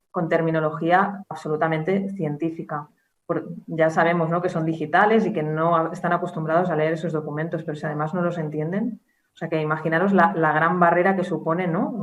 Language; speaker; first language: Spanish; native; Spanish